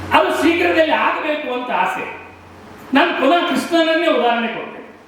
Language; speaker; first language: Kannada; non-native, local second language; Tulu